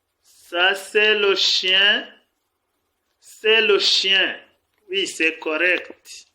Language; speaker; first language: French; non-native, fluent; Kinyarwanda